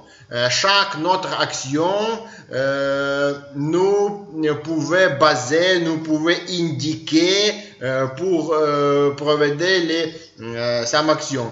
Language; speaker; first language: French; non-native, learner; Ukrainian